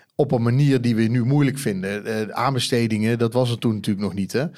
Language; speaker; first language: Dutch; native; Dutch